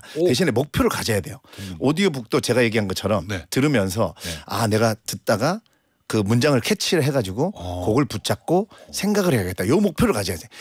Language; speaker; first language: Korean; native; Korean